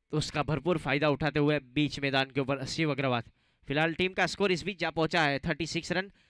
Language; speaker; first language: Hindi; non-native, local second language; Gujarati